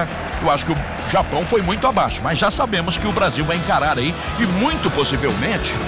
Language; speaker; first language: Portuguese; native; Portuguese